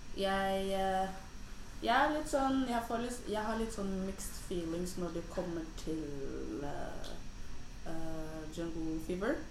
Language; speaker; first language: Norwegian; early bilingual, other home language; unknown